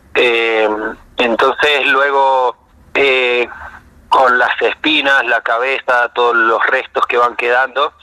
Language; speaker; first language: Spanish; native; Spanish